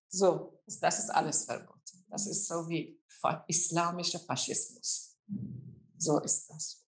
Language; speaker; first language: German; non-native, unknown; Azerbaijani